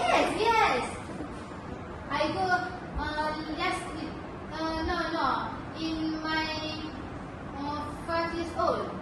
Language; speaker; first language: English; non-native, learner; Malay